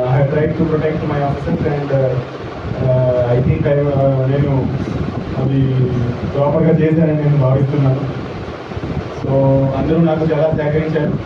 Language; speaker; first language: Telugu; native; Telugu